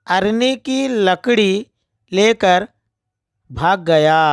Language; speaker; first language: Hindi; non-native, local second language; Telugu